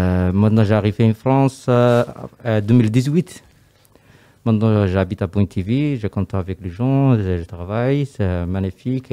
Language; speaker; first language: French; non-native, learner; Somali